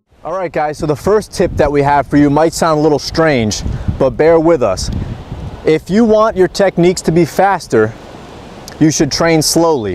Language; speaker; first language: English; native; English